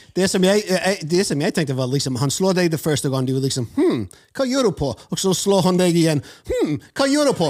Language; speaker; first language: Norwegian; non-native, fluent; English